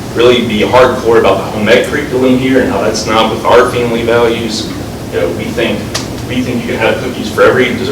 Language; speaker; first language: English; native; English